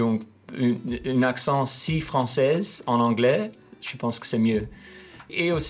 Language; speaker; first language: French; non-native, learner; Dutch